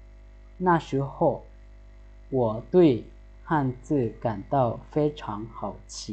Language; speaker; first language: Chinese; non-native, fluent; Lao